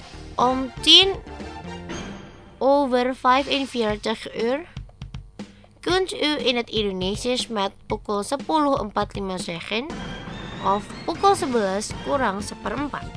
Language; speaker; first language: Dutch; non-native, learner; Indonesian